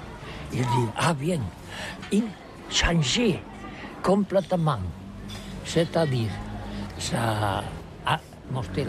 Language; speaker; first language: French; non-native, learner; Catalan